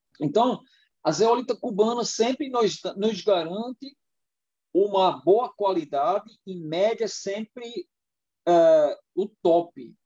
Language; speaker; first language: Portuguese; non-native, fluent; German